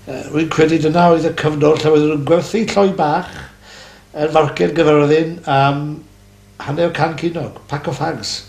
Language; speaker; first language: Welsh; native; Welsh